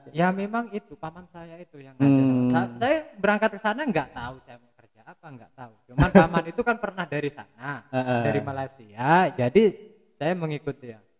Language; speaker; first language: Indonesian; non-native, local second language; Madurese